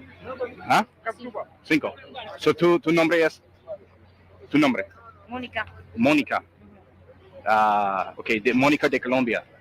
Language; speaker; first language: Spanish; non-native, learner; English